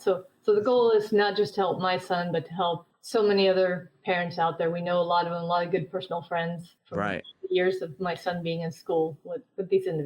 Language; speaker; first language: English; native; English